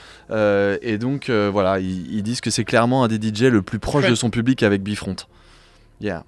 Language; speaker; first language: French; native; French